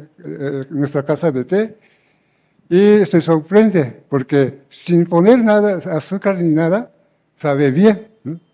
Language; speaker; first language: Spanish; non-native, fluent; Japanese